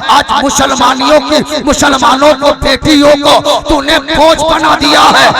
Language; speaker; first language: Hindi; non-native, local second language; Urdu